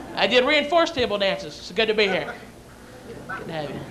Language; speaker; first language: English; native; English